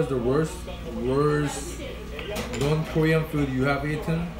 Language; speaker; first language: English; non-native, fluent; Korean